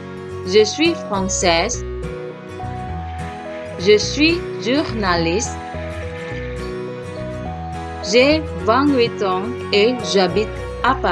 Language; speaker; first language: French; non-native, fluent; Indonesian